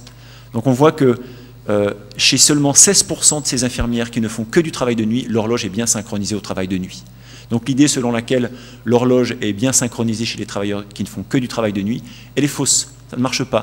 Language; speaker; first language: French; native; French